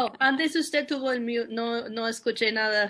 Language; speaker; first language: Spanish; non-native, fluent; English